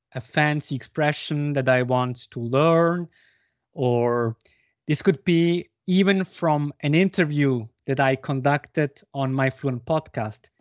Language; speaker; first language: English; non-native, fluent; Swiss German